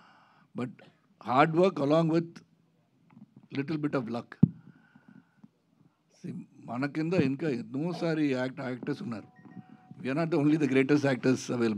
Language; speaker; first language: Telugu; non-native, learner; Tamil